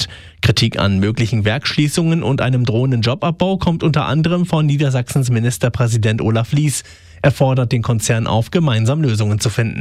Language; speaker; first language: German; native; German